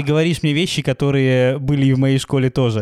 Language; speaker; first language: Russian; native; Russian